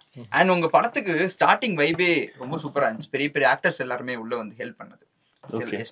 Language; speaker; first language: Tamil; native; Tamil